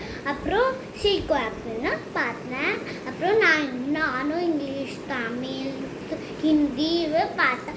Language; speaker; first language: Tamil; non-native, local second language; Hindi